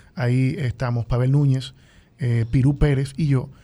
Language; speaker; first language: Spanish; native; Spanish